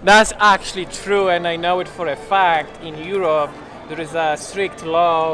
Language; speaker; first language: English; non-native, fluent; Polish